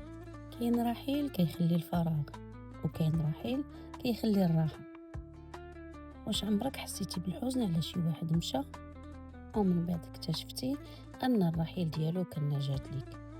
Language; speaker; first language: Arabic; native; Arabic